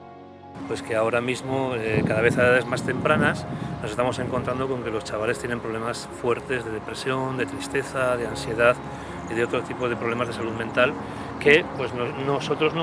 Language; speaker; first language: Spanish; native; Spanish